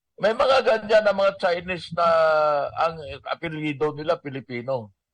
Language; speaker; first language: Filipino; native; Filipino